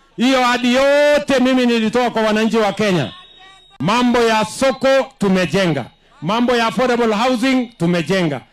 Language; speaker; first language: Swahili; non-native, local second language; Kalenjin